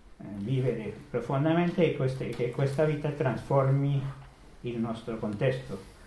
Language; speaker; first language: Italian; non-native, fluent; Spanish